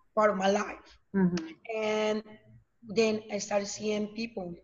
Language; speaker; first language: English; non-native, learner; Spanish